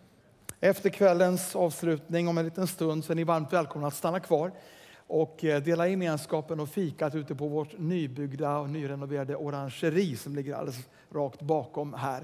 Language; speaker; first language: Swedish; native; Swedish